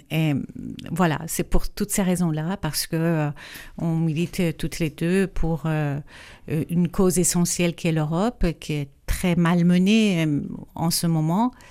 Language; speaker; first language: French; non-native, fluent; Persian